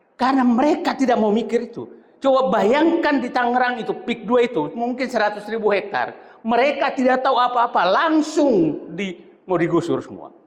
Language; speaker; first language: Indonesian; non-native, local second language; Buginese